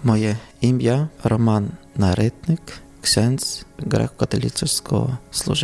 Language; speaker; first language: Polish; non-native, learner; Ukrainian